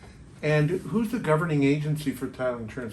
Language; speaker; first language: English; native; English